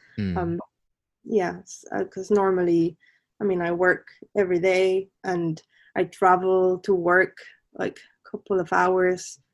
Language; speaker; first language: English; non-native, fluent; Spanish